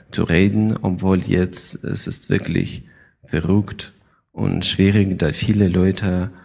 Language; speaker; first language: German; non-native, fluent; Ukrainian